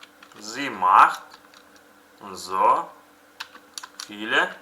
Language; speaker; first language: German; non-native, fluent; Uzbek